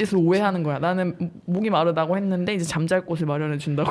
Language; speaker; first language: Korean; native; Korean